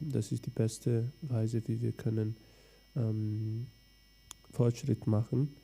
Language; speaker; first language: German; non-native, fluent; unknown